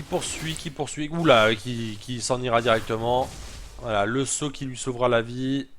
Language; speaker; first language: French; native; French